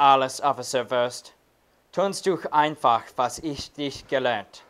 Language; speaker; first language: German; non-native, learner; English